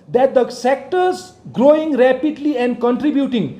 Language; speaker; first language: English; non-native, local second language; Nepali